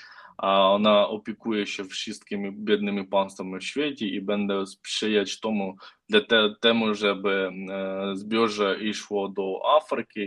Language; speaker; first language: Polish; non-native, learner; Ukrainian